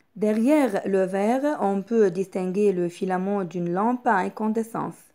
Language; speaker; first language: French; non-native, local second language; Arabic